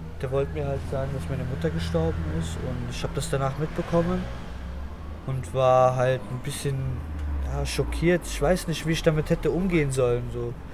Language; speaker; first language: German; early bilingual, other home language; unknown